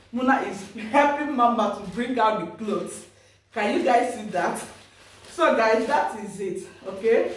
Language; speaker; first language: English; non-native, local second language; Igbo